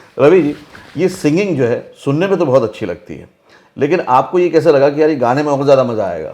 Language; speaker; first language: Hindi; native; Hindi